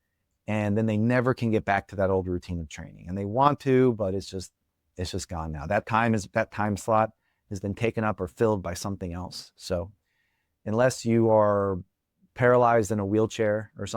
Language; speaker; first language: English; native; English